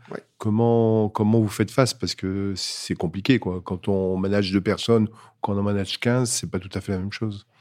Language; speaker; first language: French; native; French